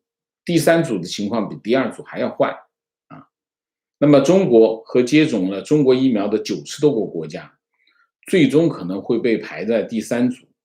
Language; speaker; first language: Chinese; native; Chinese